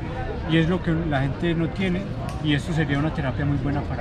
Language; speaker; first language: Spanish; native; Spanish